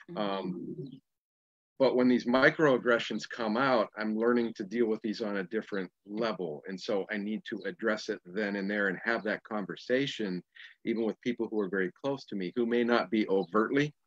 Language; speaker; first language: English; native; English